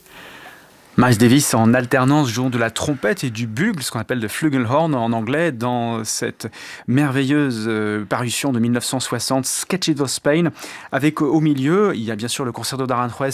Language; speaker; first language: French; native; French